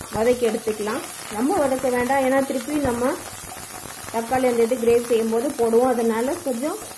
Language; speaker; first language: Tamil; non-native, local second language; Telugu